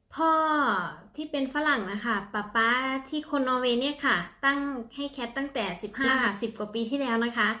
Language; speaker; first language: Thai; non-native, local second language; Northeastern Thai